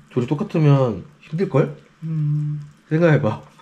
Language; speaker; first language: Korean; native; Korean